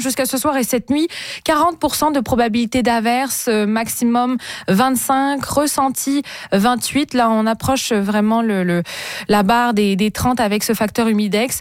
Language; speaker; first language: French; native; French